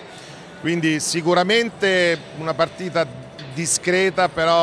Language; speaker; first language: Italian; native; Italian